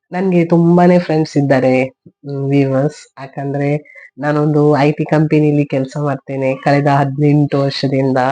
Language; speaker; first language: Kannada; non-native, local second language; Tulu